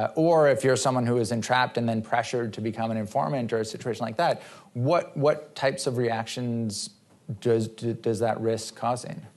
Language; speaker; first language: English; native; English